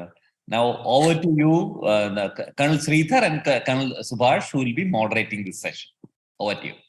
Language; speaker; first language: English; non-native, local second language; Malayalam